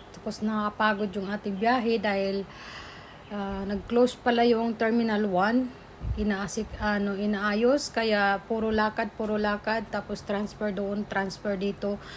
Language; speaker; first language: Filipino; non-native, local second language; Cebuano